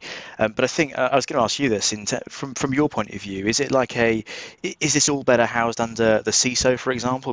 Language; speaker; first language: English; native; English